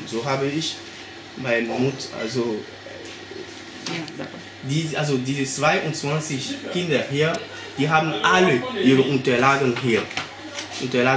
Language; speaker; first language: German; non-native, fluent; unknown